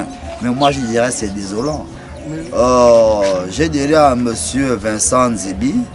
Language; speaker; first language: French; non-native, local second language; Fang